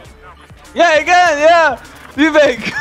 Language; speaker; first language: English; non-native, learner; Turkish